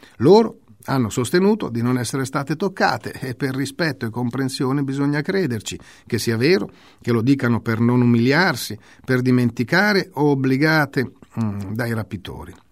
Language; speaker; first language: Italian; native; Italian